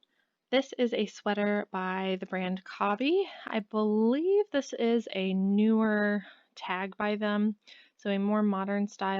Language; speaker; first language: English; native; English